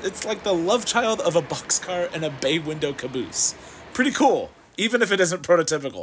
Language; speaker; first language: English; native; English